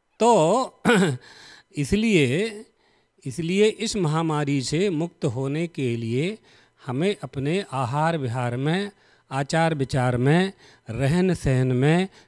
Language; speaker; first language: Hindi; native; Hindi